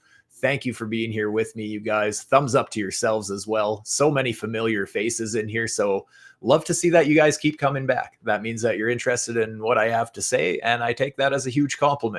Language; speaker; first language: English; native; English